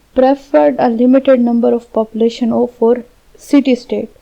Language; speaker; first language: English; non-native, local second language; Urdu